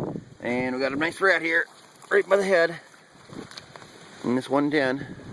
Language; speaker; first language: English; native; English